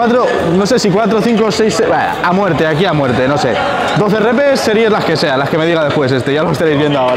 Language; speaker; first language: Spanish; native; Spanish